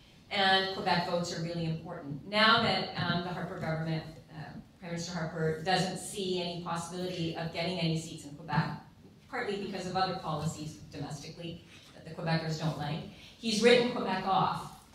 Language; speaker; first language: English; native; English